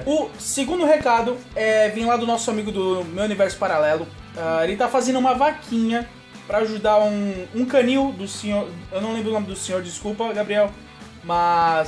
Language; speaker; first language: Portuguese; native; Portuguese